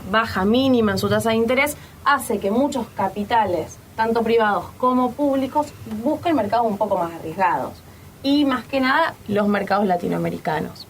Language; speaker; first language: Spanish; native; Spanish